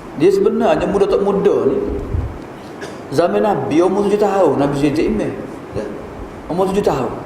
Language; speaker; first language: Malay; native; Malay